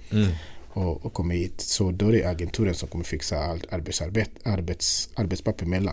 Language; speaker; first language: Swedish; non-native, fluent; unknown